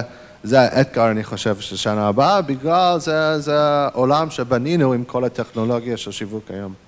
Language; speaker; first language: Hebrew; non-native, fluent; English